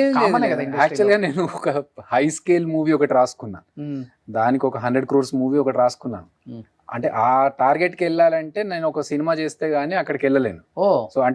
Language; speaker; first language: Telugu; native; Telugu